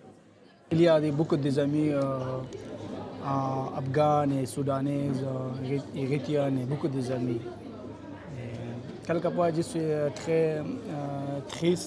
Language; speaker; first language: French; non-native, learner; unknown